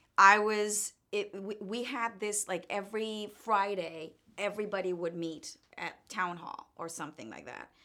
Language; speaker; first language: English; non-native, fluent; Spanish